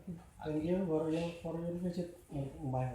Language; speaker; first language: English; non-native, learner; Indonesian